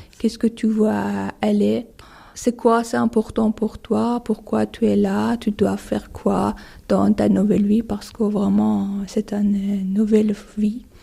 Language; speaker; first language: French; non-native, learner; Persian